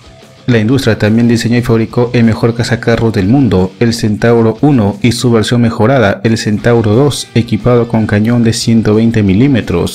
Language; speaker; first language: Spanish; native; Spanish